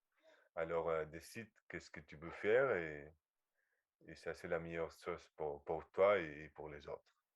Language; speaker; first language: French; non-native, learner; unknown